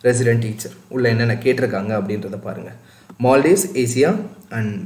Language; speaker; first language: Tamil; native; Tamil